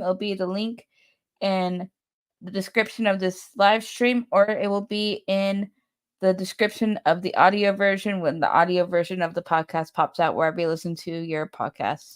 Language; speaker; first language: English; native; English